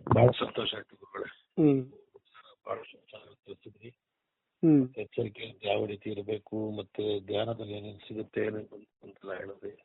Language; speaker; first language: Kannada; native; Kannada